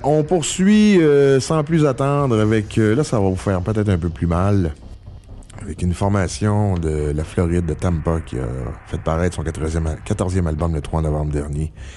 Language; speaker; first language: French; native; French